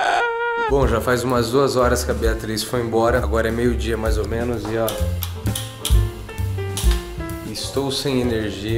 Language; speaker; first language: Portuguese; native; Portuguese